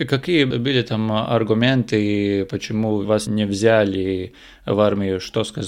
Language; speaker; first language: Russian; non-native, local second language; Latvian